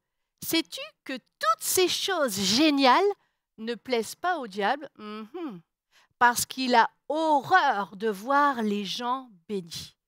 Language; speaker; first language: French; native; French